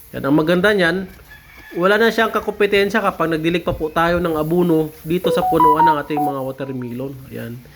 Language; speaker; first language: Filipino; non-native, local second language; Hiligaynon